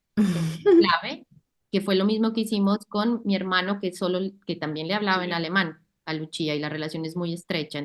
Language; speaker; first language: Spanish; native; Spanish